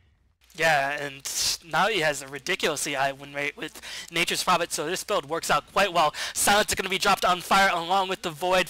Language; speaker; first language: English; native; English